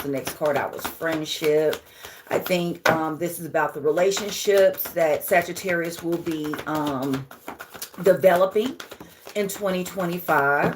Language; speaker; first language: English; native; English